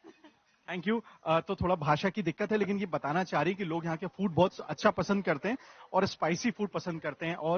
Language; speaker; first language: Hindi; native; Hindi